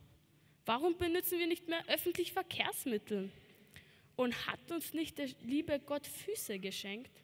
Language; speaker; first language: German; early bilingual, other home language; Albanian